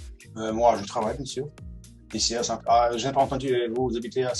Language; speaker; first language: French; non-native, learner; Russian